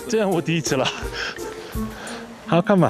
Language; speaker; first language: Chinese; non-native, learner; Korean